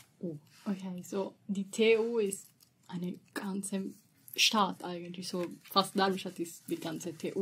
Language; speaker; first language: German; non-native, learner; Italian